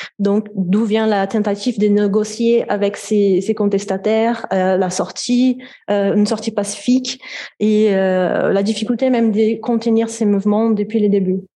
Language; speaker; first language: French; non-native, fluent; Portuguese